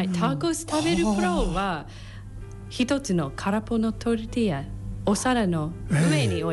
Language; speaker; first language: Japanese; non-native, learner; English